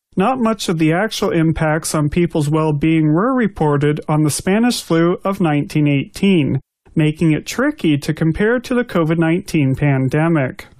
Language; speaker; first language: English; native; English